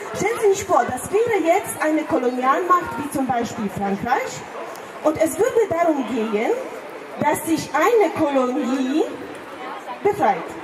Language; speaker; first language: German; non-native, fluent; Polish